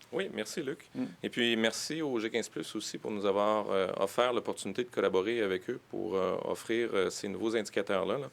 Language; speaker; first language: French; native; French